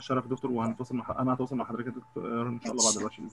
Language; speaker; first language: Arabic; native; Arabic